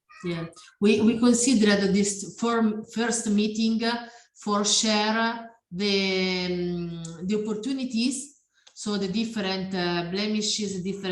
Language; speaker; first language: English; non-native, learner; Italian